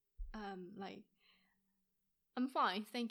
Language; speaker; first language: English; non-native, fluent; Chinese